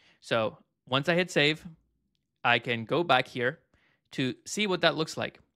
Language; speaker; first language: English; native; English